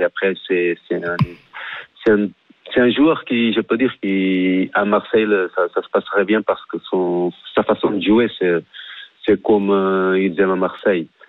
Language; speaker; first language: French; non-native, fluent; Portuguese